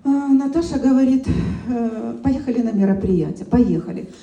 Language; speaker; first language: Russian; native; Russian